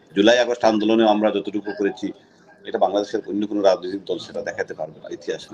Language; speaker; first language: Bangla; native; Bangla